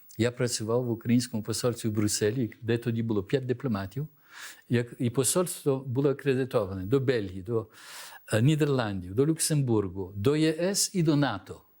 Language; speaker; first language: Ukrainian; early bilingual, heritage; Ukrainian